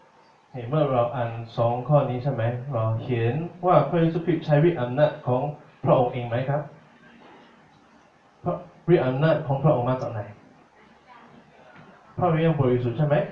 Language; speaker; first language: Thai; non-native, fluent; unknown